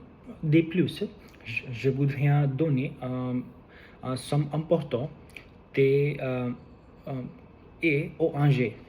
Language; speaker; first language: French; non-native, learner; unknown